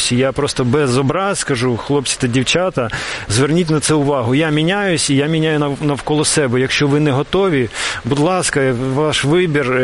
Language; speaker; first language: Ukrainian; non-native, local second language; Russian